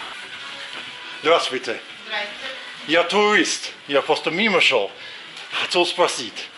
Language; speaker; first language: Russian; non-native, fluent; English